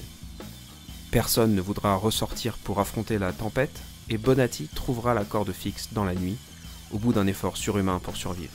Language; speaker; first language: French; native; French